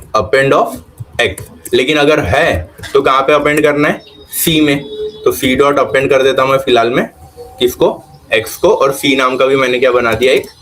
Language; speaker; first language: Hindi; non-native, local second language; Marathi